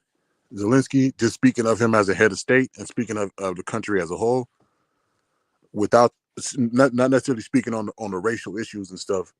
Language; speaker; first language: English; native; English